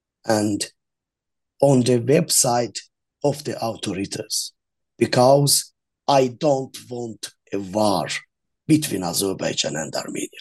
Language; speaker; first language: English; non-native, learner; Azerbaijani